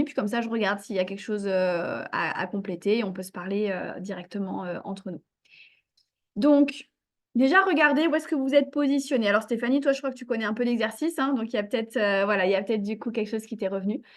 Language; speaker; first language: French; native; French